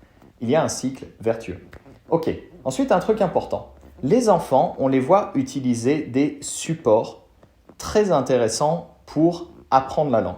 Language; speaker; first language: French; native; French